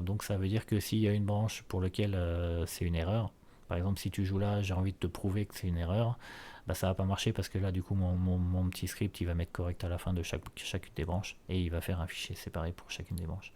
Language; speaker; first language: French; native; French